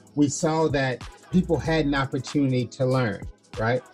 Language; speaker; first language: English; native; English